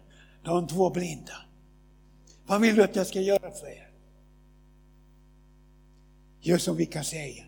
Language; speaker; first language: Swedish; non-native, fluent; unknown